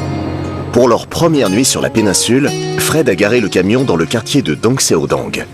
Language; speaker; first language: French; native; French